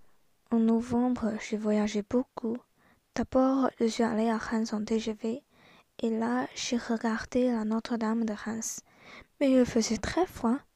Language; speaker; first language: French; non-native, learner; Chinese